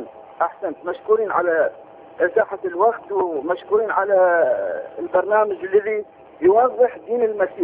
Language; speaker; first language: Arabic; non-native, learner; Persian